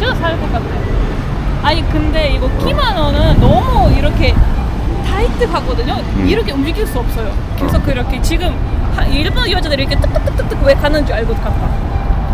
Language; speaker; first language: Korean; non-native, learner; Russian